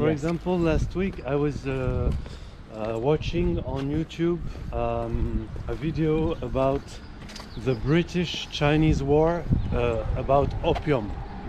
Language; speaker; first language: English; non-native, fluent; French